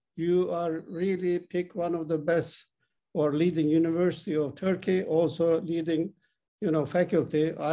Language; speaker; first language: English; non-native, fluent; Turkish